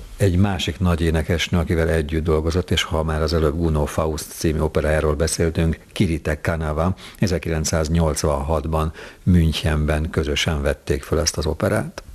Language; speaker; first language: Hungarian; native; Hungarian